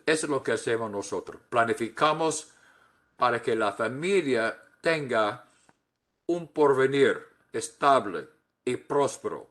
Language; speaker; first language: Spanish; non-native, fluent; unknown